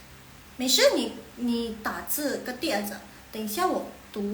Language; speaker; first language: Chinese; non-native, fluent; Indonesian